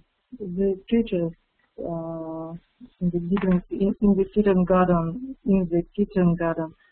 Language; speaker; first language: English; non-native, fluent; Russian